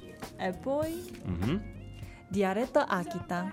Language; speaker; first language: Italian; non-native, learner; Japanese